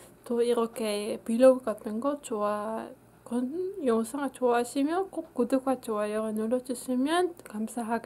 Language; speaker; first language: Korean; non-native, fluent; Dutch